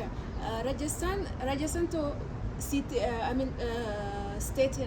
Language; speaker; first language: Hindi; non-native, learner; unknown